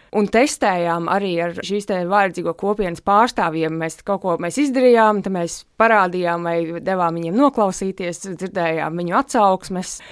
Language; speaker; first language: Latvian; native; Latvian